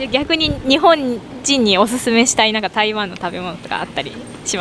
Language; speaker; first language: Japanese; native; Japanese